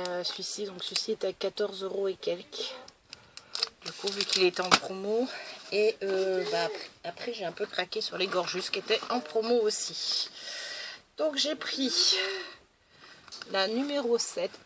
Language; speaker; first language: French; native; French